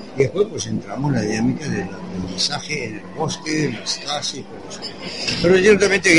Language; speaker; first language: Spanish; non-native, fluent; French